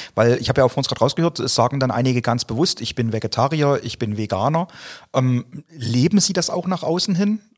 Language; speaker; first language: German; native; German